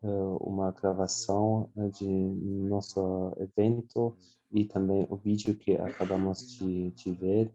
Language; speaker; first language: Portuguese; non-native, fluent; German